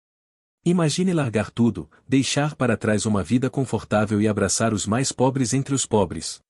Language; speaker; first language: Portuguese; native; Portuguese